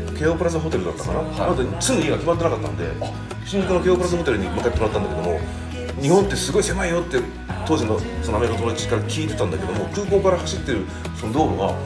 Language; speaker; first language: Japanese; early bilingual, heritage; Japanese